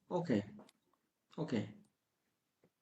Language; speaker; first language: Italian; non-native, fluent; Bangla